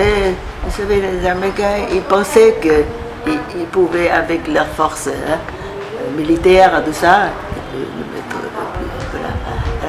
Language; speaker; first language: French; non-native, local second language; Vietnamese